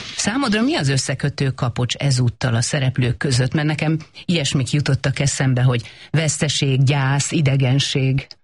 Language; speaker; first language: Hungarian; native; Hungarian